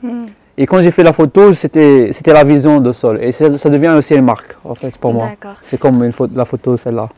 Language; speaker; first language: French; non-native, local second language; Arabic